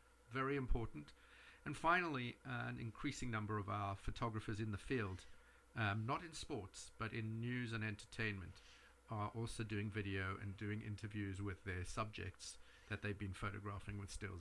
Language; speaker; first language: English; native; English